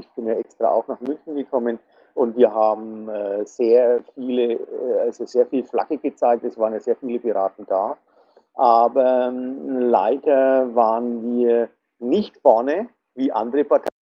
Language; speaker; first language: German; native; German